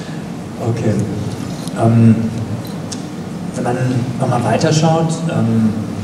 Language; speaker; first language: German; native; German